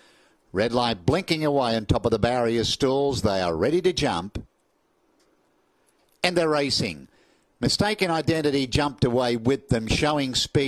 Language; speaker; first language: English; native; English